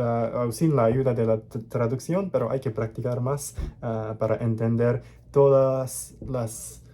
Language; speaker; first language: Spanish; non-native, learner; English